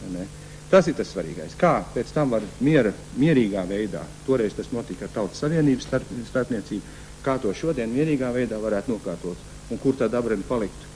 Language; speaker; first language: Latvian; early bilingual, heritage; Latvian